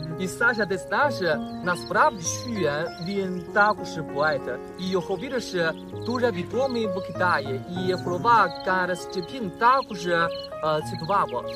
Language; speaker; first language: Ukrainian; non-native, fluent; Chinese